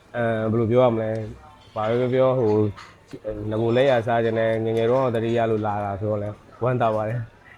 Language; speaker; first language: Burmese; native; Burmese